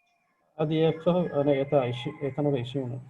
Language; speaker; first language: Arabic; non-native, learner; Divehi